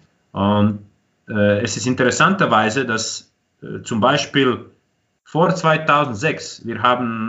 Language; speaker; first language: German; non-native, fluent; Croatian